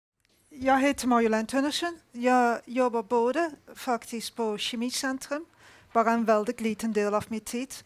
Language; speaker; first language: Swedish; non-native, fluent; Dutch